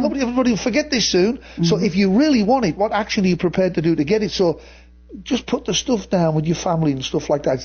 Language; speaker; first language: English; native; English